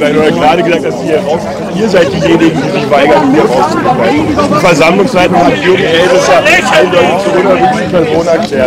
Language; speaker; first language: German; native; German